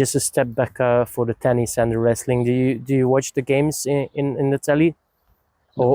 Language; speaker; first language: English; non-native, fluent; Hungarian